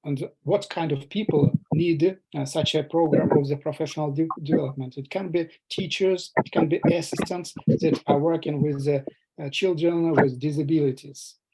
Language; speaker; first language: English; non-native, fluent; Russian